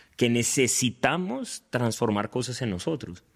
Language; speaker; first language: Spanish; native; Spanish